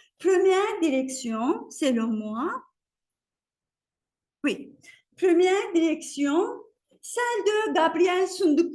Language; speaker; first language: French; non-native, fluent; Turkish